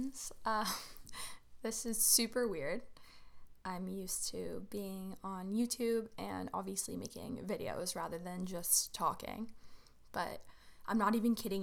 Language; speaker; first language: English; native; English